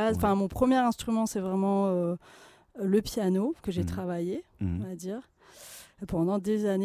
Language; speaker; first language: French; native; French